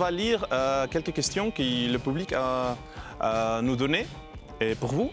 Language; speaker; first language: French; non-native, learner; Spanish